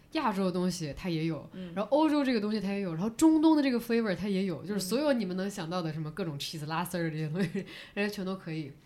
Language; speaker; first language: Chinese; native; Chinese